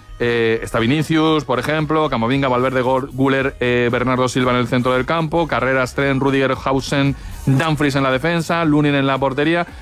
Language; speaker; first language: Spanish; native; Spanish